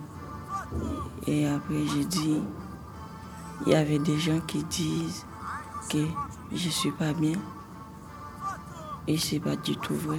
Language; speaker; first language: French; non-native, local second language; Haitian Creole